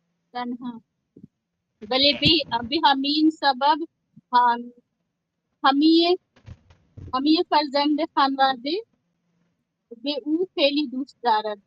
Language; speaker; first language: Persian; non-native, learner; Urdu